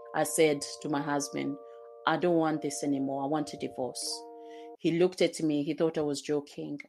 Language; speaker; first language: English; non-native, local second language; Swahili